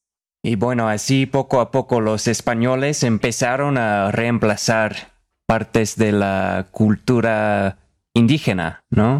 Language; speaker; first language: Spanish; non-native, fluent; English